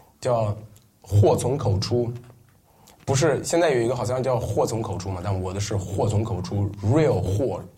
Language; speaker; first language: Chinese; non-native, local second language; Uyghur